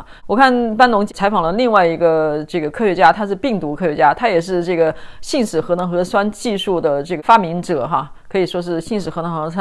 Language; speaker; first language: Chinese; native; Chinese